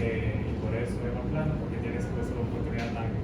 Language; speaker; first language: Spanish; native; Spanish